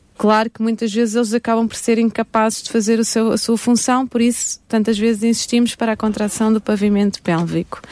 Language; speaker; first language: Portuguese; native; Portuguese